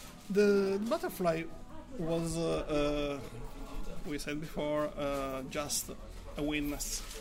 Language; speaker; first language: English; non-native, learner; Italian